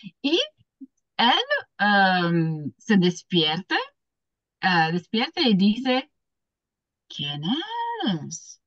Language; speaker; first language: Spanish; non-native, learner; English